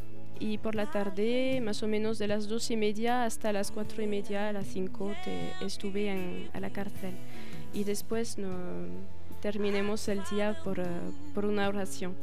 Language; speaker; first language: Spanish; non-native, fluent; French